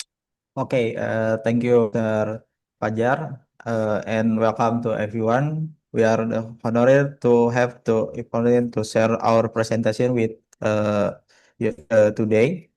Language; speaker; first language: English; non-native, learner; Indonesian